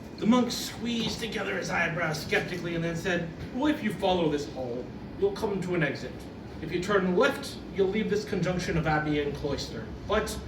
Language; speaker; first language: English; native; English